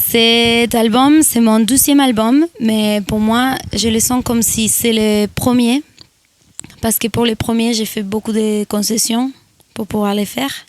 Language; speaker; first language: French; non-native, fluent; Spanish